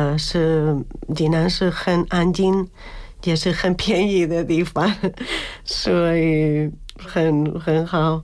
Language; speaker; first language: Chinese; non-native, learner; Spanish